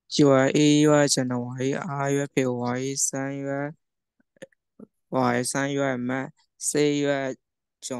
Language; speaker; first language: Chinese; non-native, learner; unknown